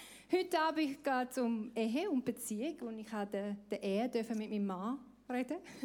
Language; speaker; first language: German; non-native, fluent; English